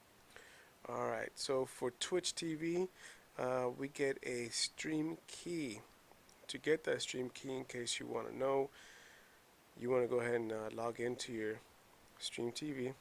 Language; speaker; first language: English; native; English